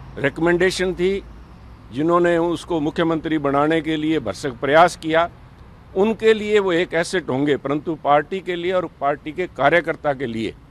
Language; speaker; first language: Hindi; non-native, local second language; Punjabi